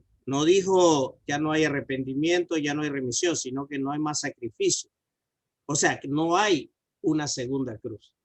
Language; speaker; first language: Spanish; native; Spanish